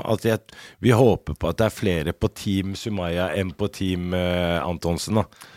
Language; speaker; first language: Norwegian; early bilingual, other home language; Arabic